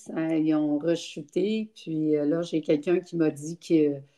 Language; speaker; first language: French; native; French